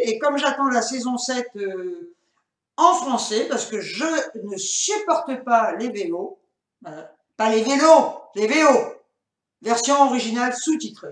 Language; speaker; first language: French; native; French